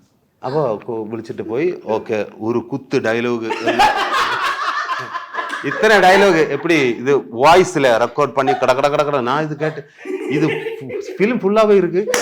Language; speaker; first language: Tamil; non-native, learner; Malayalam